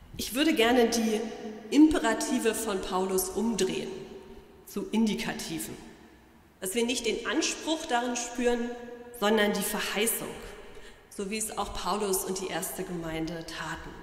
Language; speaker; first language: German; native; German